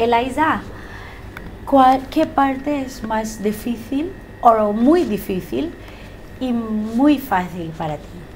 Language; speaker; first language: Spanish; non-native, fluent; Filipino